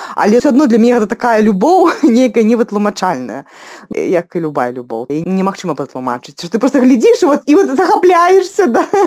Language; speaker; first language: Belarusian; non-native, local second language; Russian